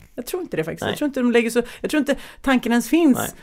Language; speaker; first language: Swedish; early bilingual, other home language; Russian